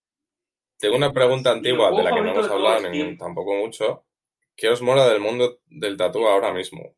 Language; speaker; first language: Spanish; native; Spanish